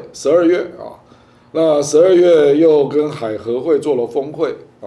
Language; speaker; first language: Chinese; native; Chinese